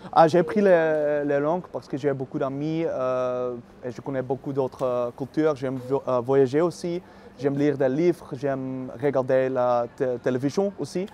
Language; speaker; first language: French; non-native, fluent; Dutch